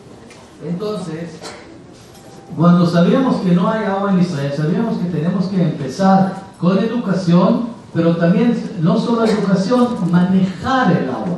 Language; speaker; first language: Spanish; non-native, fluent; Hebrew